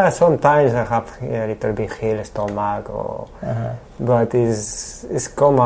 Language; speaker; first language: English; non-native, learner; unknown